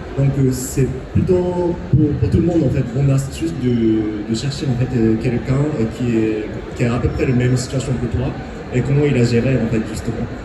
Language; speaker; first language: French; non-native, fluent; Japanese